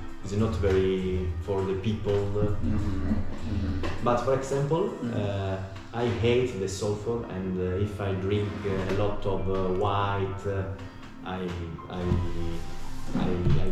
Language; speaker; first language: English; non-native, learner; Italian